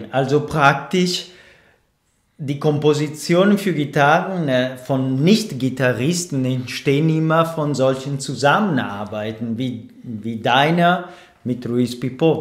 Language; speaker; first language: German; non-native, fluent; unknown